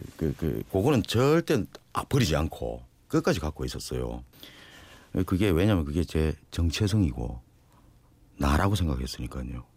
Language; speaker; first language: Korean; native; Korean